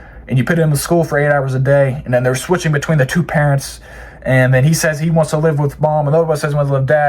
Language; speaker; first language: English; native; English